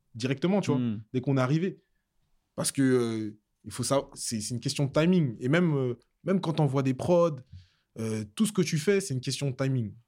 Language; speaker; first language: French; native; French